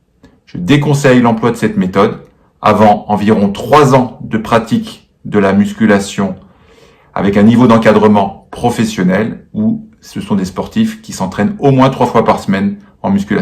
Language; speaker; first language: French; native; French